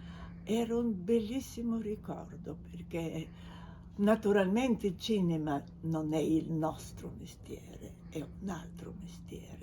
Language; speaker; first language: Italian; non-native, fluent; Bulgarian